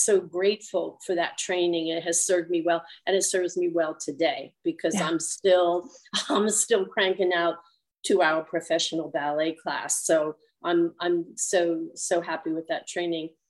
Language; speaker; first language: English; native; English